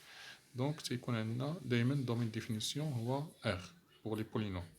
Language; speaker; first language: Arabic; native; Arabic